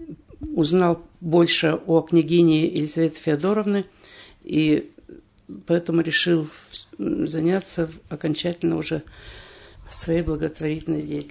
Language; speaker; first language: Russian; native; Russian